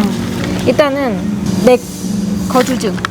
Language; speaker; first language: Korean; non-native, fluent; Vietnamese